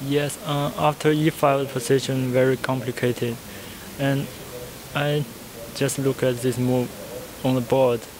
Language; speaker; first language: English; non-native, learner; Chinese